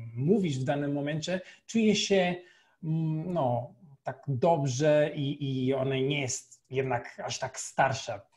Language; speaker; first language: Polish; non-native, fluent; Portuguese